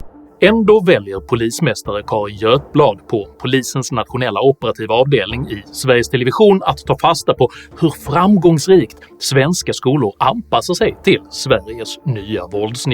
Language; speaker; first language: Swedish; native; Swedish